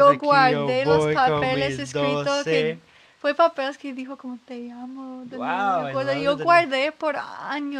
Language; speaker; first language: Spanish; non-native, learner; English